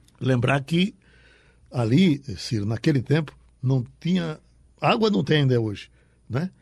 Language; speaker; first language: Portuguese; native; Portuguese